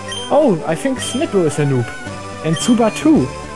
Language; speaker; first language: English; non-native, learner; German